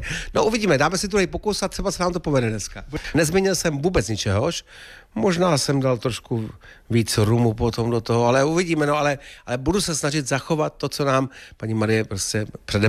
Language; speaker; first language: Czech; native; Czech